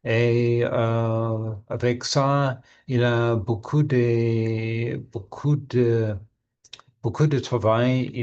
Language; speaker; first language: French; non-native, learner; English